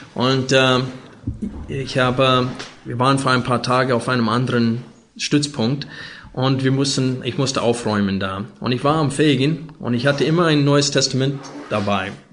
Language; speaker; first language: German; non-native, fluent; English